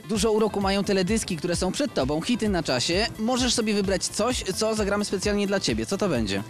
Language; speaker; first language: Polish; native; Polish